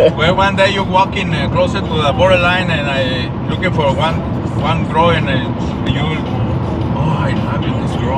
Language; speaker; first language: English; non-native, learner; Spanish